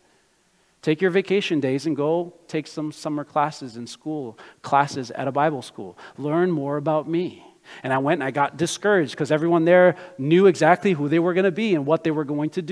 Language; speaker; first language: English; native; English